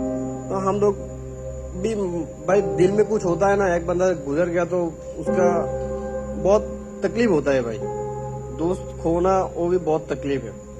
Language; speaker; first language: Hindi; non-native, fluent; Bangla